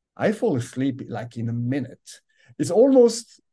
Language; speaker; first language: English; non-native, fluent; French